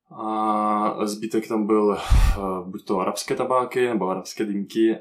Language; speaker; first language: Czech; non-native, fluent; Russian